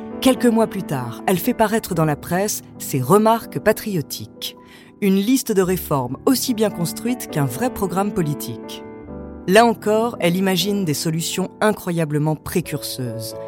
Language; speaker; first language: French; native; French